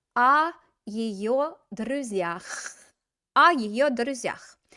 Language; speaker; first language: Russian; non-native, fluent; English